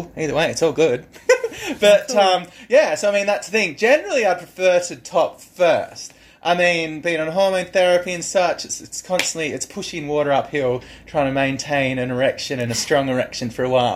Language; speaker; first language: English; native; English